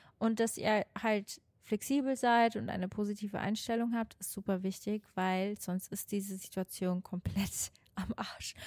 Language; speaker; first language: German; non-native, fluent; Portuguese